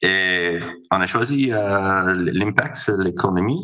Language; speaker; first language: French; non-native, fluent; English